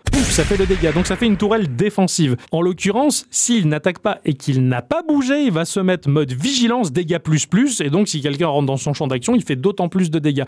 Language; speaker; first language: French; native; French